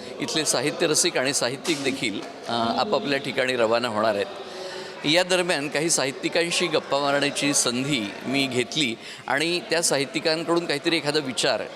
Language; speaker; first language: Marathi; native; Marathi